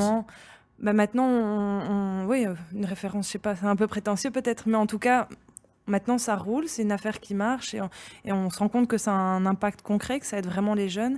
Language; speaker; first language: French; native; French